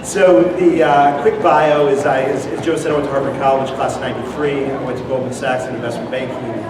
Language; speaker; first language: English; native; English